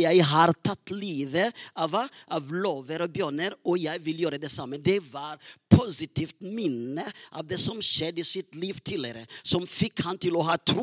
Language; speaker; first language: Norwegian; non-native, fluent; Rundi